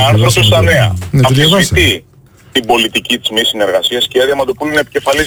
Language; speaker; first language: Greek; native; Greek